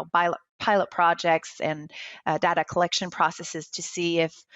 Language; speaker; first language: English; non-native, local second language; French